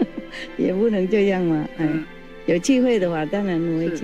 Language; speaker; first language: Chinese; non-native, fluent; Vietnamese